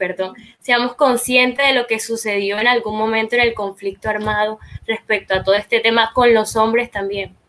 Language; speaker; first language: Spanish; native; Spanish